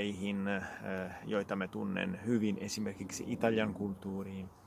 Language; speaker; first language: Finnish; non-native, fluent; Italian